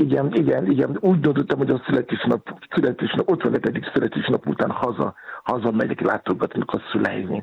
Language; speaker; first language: Hungarian; non-native, learner; Yoruba